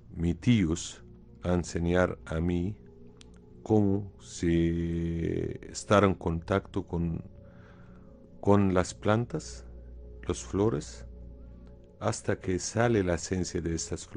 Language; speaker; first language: Spanish; non-native, fluent; Arabic